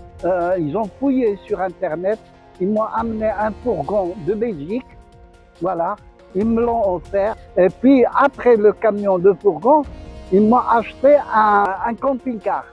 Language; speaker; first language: French; non-native, local second language; Arabic